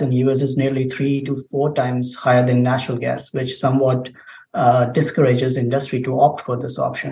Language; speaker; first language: English; non-native, local second language; Urdu